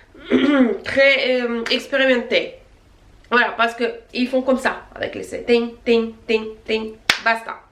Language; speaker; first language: French; non-native, fluent; Russian